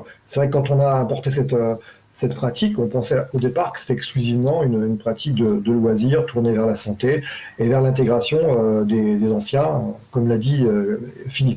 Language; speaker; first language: French; native; French